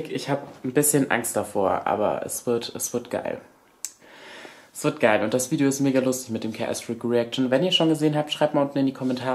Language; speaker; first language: German; native; German